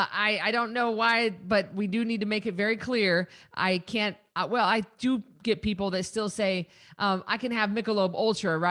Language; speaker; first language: English; native; English